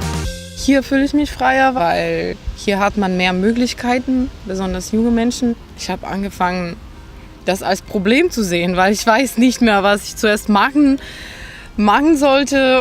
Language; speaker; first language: German; non-native, fluent; Macedonian